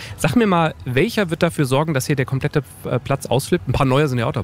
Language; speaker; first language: German; native; German